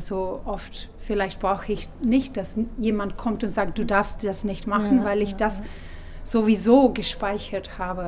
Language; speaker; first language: German; non-native, fluent; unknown